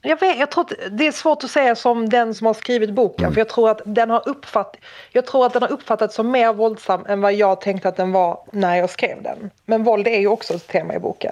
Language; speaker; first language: Swedish; native; Swedish